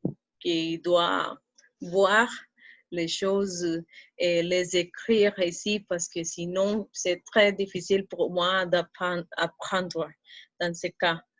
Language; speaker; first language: French; non-native, fluent; Spanish